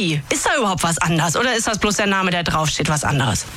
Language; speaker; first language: German; native; German